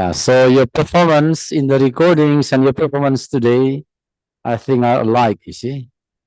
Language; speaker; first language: English; non-native, fluent; Indonesian